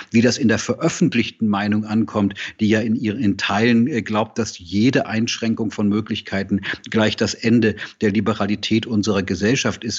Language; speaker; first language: German; native; German